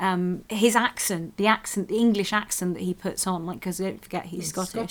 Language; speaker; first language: English; native; English